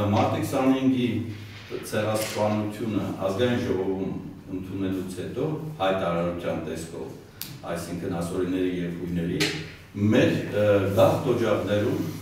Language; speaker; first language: Armenian; non-native, local second language; Russian